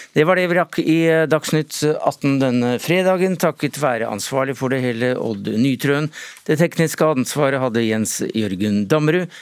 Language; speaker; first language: Norwegian; native; Norwegian